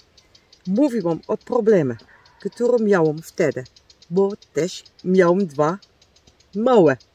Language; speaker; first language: Polish; non-native, learner; Dutch